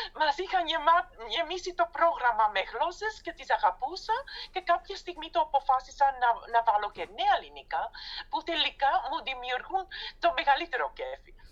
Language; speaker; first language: Greek; non-native, fluent; Dutch